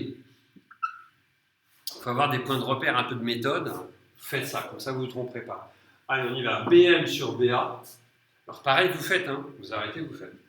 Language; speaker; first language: French; native; French